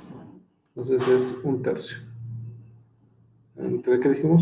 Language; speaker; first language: Spanish; native; Spanish